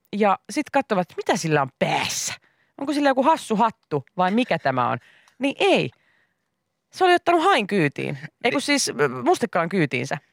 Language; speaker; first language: Finnish; native; Finnish